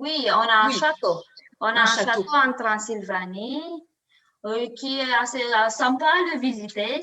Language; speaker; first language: French; non-native, learner; Romanian